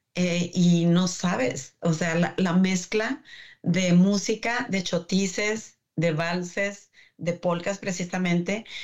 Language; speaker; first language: Spanish; native; Spanish